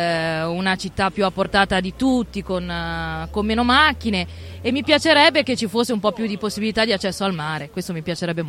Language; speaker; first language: Italian; native; Italian